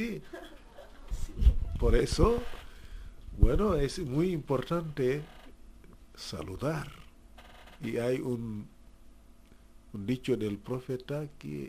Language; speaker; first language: Spanish; non-native, fluent; Wolof